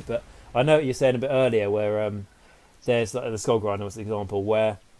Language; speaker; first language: English; native; English